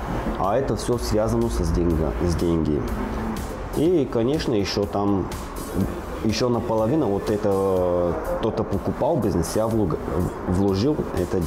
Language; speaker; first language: Russian; non-native, learner; Bulgarian